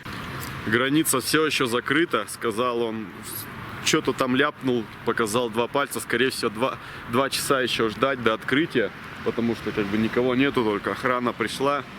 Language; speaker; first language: Russian; native; Russian